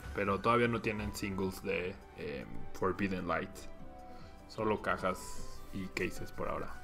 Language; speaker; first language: Spanish; native; Spanish